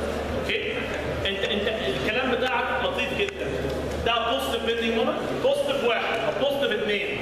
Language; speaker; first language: Arabic; native; Arabic